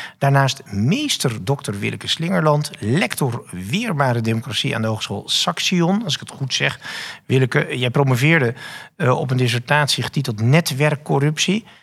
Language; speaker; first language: Dutch; native; Dutch